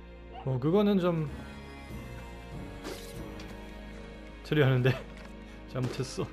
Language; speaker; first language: Korean; non-native, fluent; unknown